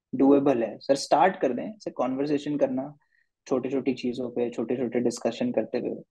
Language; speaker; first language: Hindi; native; Hindi